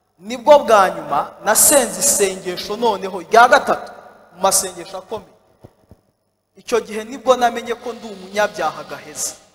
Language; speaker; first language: Kinyarwanda; native; Kinyarwanda